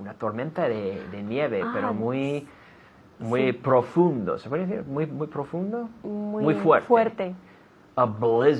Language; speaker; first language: Spanish; non-native, fluent; English